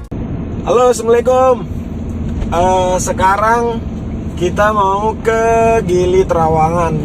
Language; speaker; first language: Indonesian; native; Indonesian